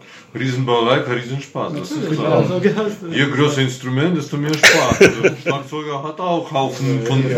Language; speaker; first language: German; non-native, fluent; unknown